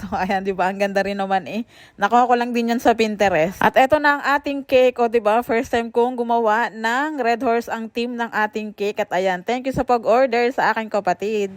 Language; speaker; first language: Filipino; native; Filipino